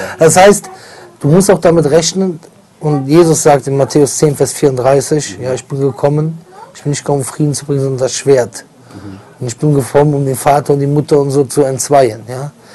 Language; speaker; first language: German; native; German